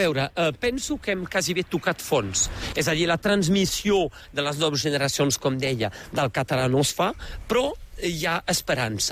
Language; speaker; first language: Catalan; native; Catalan